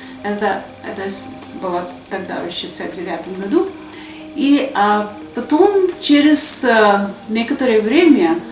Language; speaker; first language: Russian; non-native, fluent; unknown